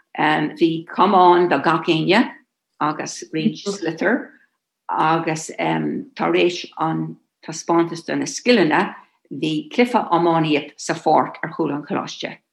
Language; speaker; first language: Irish; non-native, local second language; English